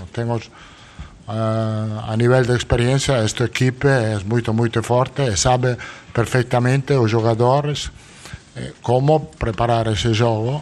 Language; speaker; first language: Portuguese; non-native, fluent; Italian